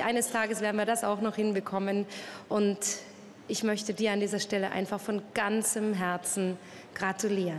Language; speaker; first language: German; native; German